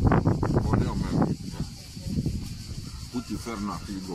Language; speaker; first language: Greek; non-native, learner; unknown